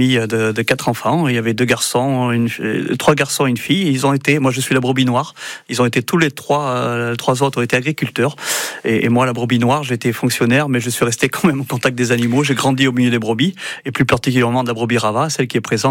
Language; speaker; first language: French; native; French